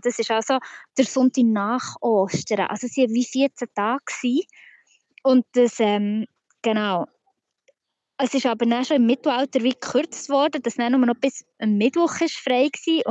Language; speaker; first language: German; native; German